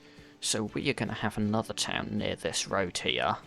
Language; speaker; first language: English; native; English